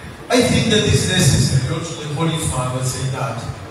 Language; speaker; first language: English; non-native, learner; Spanish